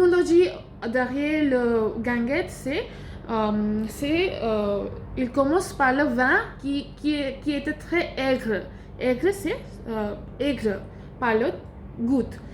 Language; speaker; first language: French; non-native, learner; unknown